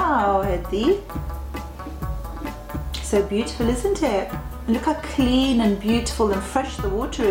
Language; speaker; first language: English; early bilingual, other home language; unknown